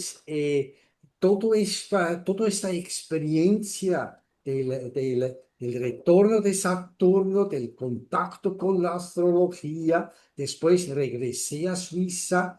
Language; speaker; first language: Spanish; non-native, fluent; German